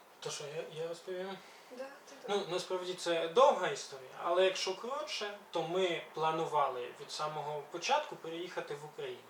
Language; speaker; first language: Ukrainian; early bilingual, other home language; Belarusian